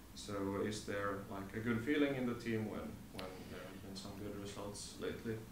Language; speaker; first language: English; non-native, fluent; Finnish